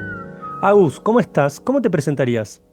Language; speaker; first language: Spanish; native; Spanish